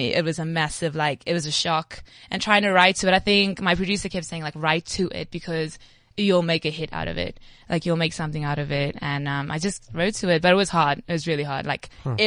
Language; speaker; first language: English; native; English